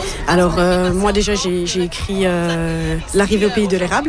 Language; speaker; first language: French; native; French